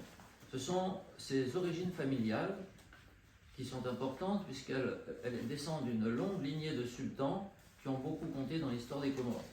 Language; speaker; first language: French; native; French